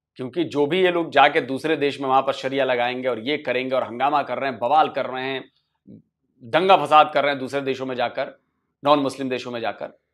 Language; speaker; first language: Hindi; native; Hindi